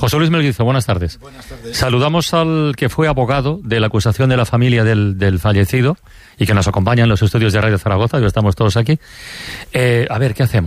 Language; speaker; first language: Spanish; native; Spanish